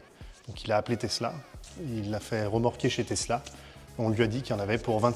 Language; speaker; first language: French; native; French